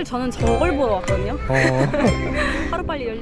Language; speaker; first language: Korean; native; Korean